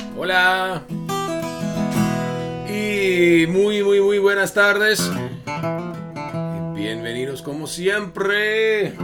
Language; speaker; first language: Spanish; non-native, fluent; English